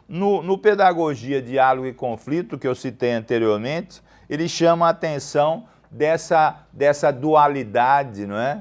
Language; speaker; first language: Portuguese; native; Portuguese